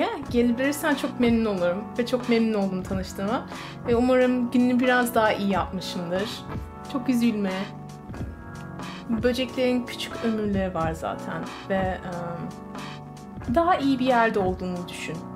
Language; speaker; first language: Turkish; early bilingual, heritage; Turkish